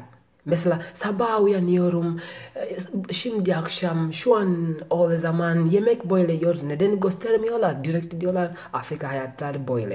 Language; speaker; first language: Turkish; non-native, learner; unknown